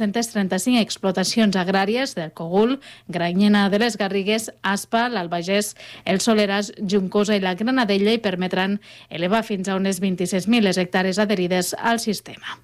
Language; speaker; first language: Catalan; native; Catalan